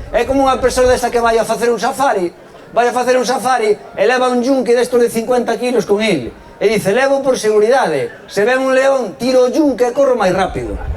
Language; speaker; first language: Galician; non-native, local second language; Spanish